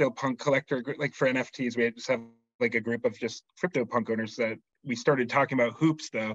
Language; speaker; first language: English; native; English